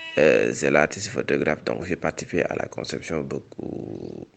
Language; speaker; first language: French; non-native, local second language; Wolof